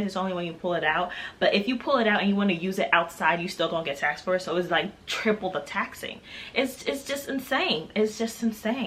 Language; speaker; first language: English; native; English